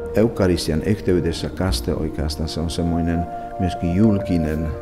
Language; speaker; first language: Finnish; non-native, fluent; Polish